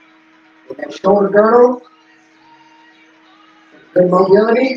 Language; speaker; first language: English; native; English